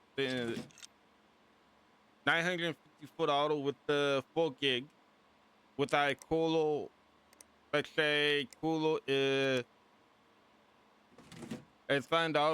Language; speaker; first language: English; native; English